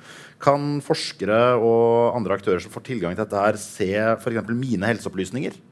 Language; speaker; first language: Norwegian; native; Norwegian